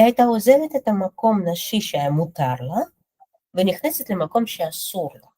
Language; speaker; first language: Hebrew; non-native, fluent; Russian